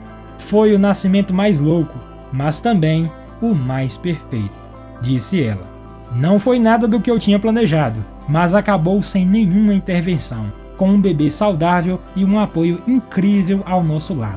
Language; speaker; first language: Portuguese; native; Portuguese